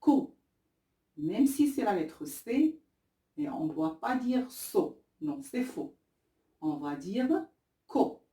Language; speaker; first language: French; non-native, local second language; Arabic